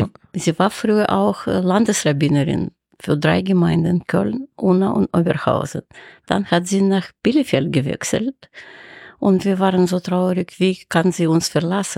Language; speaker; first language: German; non-native, fluent; Russian